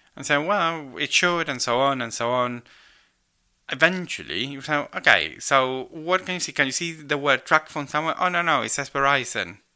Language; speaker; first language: English; non-native, fluent; Spanish